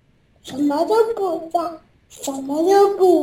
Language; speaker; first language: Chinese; early bilingual, heritage; Chinese